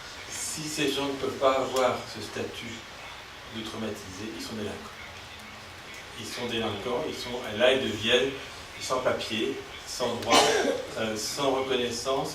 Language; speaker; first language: French; native; French